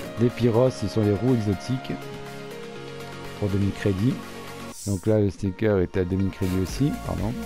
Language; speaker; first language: French; native; French